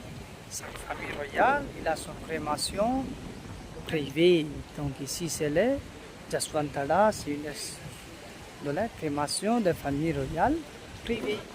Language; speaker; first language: French; non-native, learner; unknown